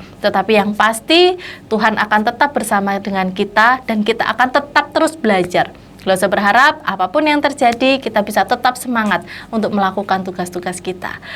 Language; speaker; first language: Indonesian; native; Indonesian